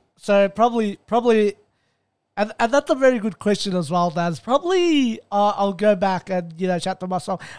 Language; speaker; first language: English; native; English